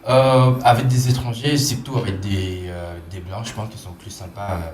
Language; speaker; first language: French; non-native, fluent; Khmer